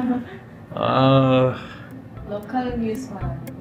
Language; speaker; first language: Korean; non-native, learner; Filipino